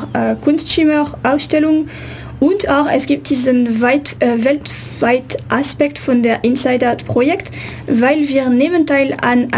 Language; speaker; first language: German; non-native, fluent; French